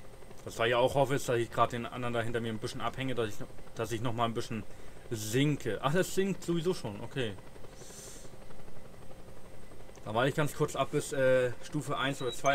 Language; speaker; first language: German; native; German